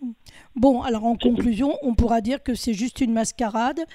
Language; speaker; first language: French; native; French